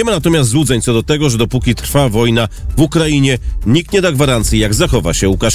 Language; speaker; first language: Polish; native; Polish